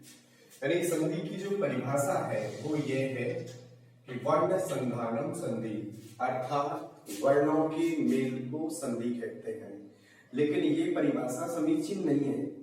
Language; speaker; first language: Hindi; native; Hindi